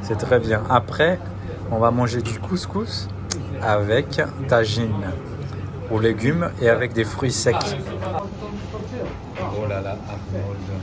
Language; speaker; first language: French; non-native, fluent; German